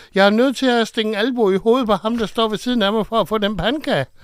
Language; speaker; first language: Danish; native; Danish